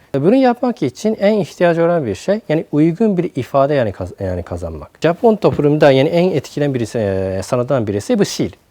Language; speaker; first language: Turkish; non-native, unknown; Japanese